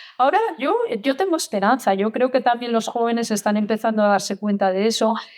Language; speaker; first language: Spanish; non-native, fluent; Italian